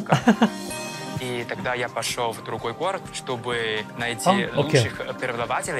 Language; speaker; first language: Russian; non-native, learner; Chinese